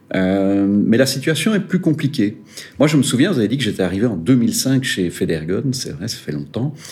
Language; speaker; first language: French; native; French